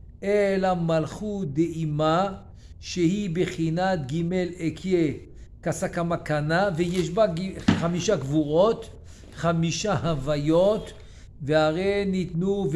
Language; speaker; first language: Hebrew; non-native, fluent; French